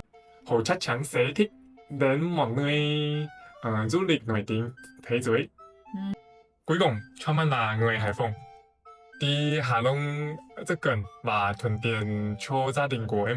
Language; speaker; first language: Vietnamese; non-native, fluent; Chinese